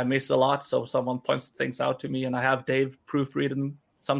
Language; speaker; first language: English; non-native, fluent; Swedish